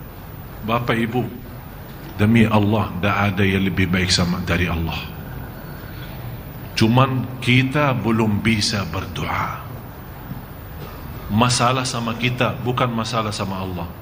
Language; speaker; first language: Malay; non-native, fluent; Arabic